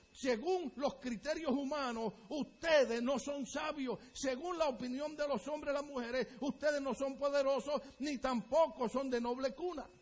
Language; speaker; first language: Spanish; native; Spanish